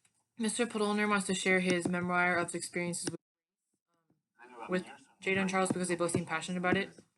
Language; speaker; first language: English; native; English